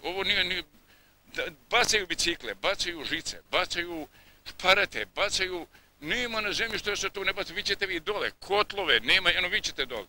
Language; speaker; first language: Bosnian; native; Bosnian